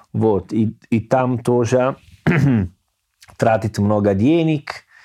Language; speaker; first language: Russian; non-native, learner; Italian